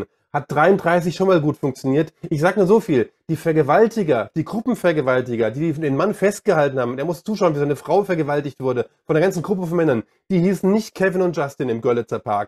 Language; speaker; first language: German; native; German